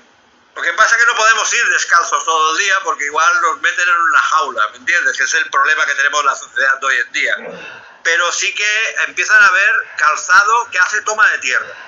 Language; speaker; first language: Spanish; native; Spanish